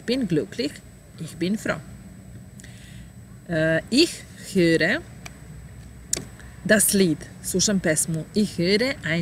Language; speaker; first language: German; non-native, fluent; Serbian